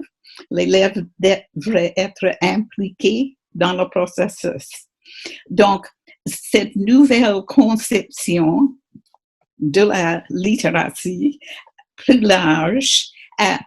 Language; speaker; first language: French; non-native, fluent; English